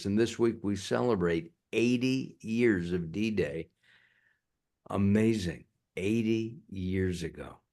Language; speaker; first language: English; native; English